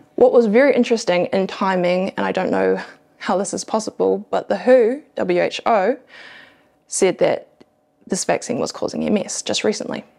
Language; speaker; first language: English; native; English